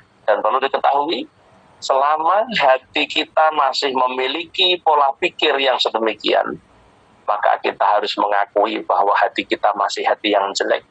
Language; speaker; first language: Indonesian; native; Indonesian